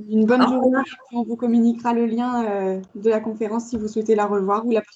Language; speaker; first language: French; native; French